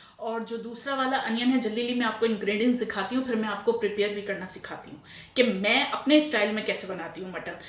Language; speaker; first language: Urdu; native; Urdu